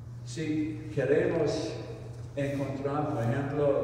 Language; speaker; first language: Spanish; non-native, fluent; English